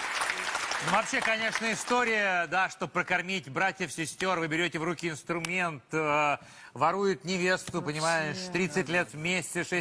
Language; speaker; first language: Russian; native; Russian